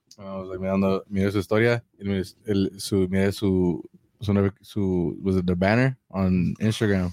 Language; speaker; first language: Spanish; early bilingual, heritage; Spanish